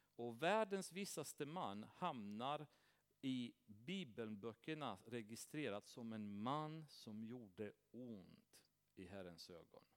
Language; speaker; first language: Swedish; non-native, fluent; Romanian